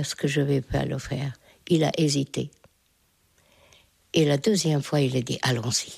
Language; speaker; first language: French; non-native, fluent; Hungarian